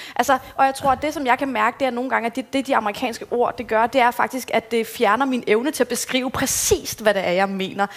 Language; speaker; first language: Danish; native; Danish